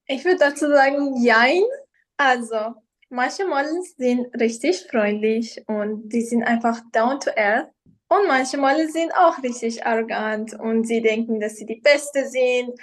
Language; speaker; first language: German; non-native, fluent; Persian